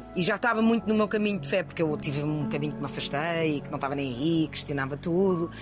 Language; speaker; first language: Portuguese; early bilingual, other home language; Spanish